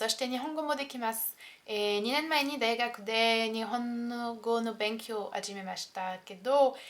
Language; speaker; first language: Japanese; non-native, learner; French